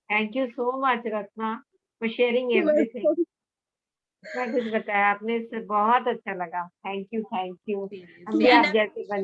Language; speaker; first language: Hindi; native; Hindi